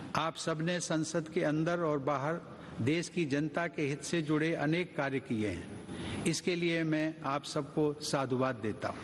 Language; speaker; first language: Hindi; native; Hindi